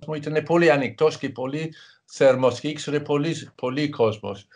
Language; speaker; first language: Greek; non-native, fluent; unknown